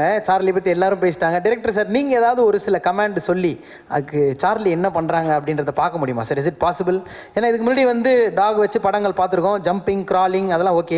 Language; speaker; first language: Tamil; native; Tamil